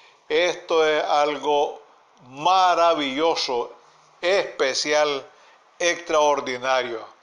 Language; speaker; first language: Spanish; native; Spanish